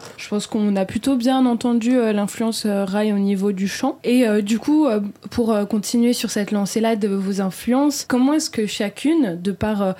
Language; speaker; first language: French; native; French